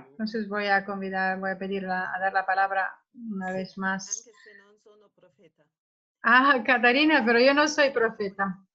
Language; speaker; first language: Spanish; non-native, fluent; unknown